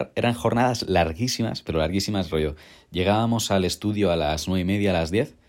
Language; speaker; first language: Spanish; native; Spanish